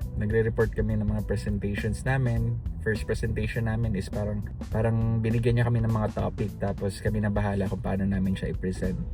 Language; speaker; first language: Filipino; non-native, local second language; Cebuano